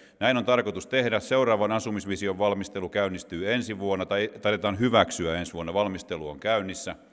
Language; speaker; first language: Finnish; native; Finnish